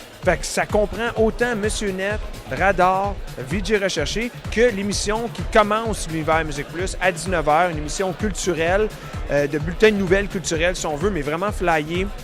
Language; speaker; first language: French; native; French